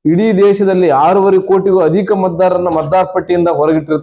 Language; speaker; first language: Kannada; native; Kannada